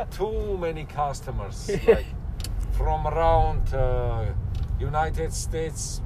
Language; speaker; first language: English; non-native, learner; Armenian